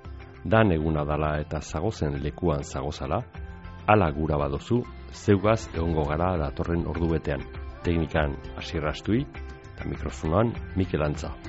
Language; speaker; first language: Basque; native; Basque